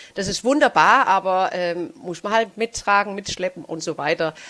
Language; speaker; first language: German; non-native, fluent; Danish